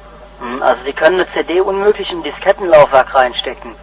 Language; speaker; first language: German; native; German